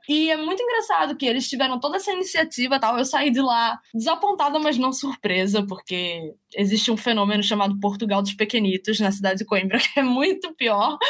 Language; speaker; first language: Portuguese; native; Portuguese